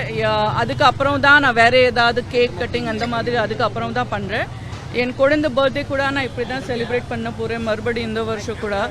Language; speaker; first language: Tamil; non-native, fluent; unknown